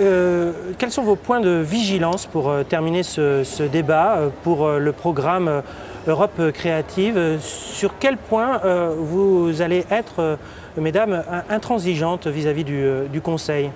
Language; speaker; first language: French; native; French